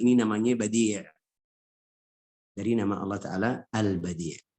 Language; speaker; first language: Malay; non-native, fluent; Arabic